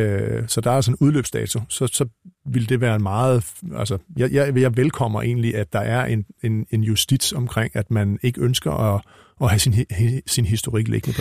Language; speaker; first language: Danish; native; Danish